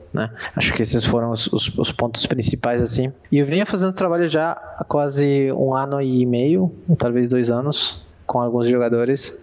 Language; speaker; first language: Portuguese; non-native, fluent; Spanish